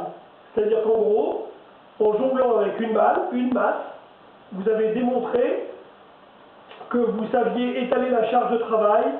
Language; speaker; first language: French; native; French